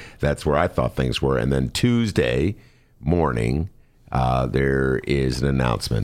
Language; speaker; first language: English; native; English